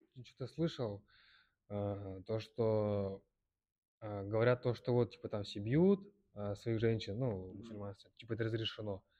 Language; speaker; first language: Russian; early bilingual, other home language; Kyrgyz